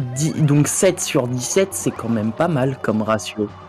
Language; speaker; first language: French; native; French